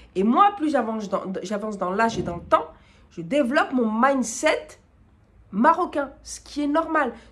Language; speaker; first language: French; native; French